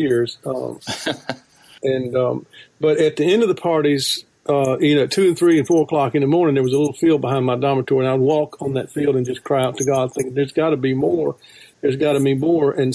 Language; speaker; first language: English; native; English